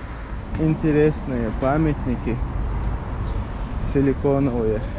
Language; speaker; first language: Russian; non-native, local second language; Chechen